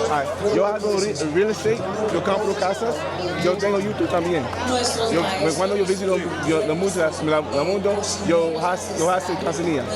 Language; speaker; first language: Spanish; non-native, learner; English